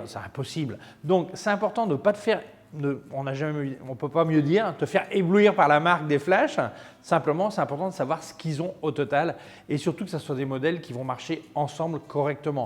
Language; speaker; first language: French; native; French